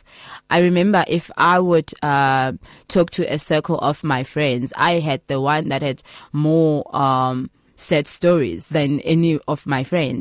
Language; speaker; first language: English; non-native, local second language; Xhosa